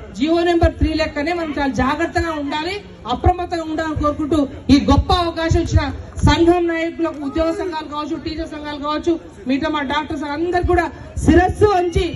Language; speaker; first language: Telugu; non-native, local second language; Lambadi